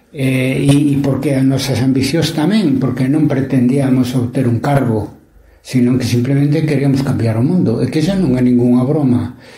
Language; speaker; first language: Galician; non-native, local second language; Spanish